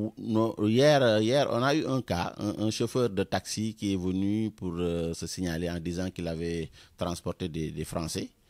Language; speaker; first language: French; non-native, local second language; Wolof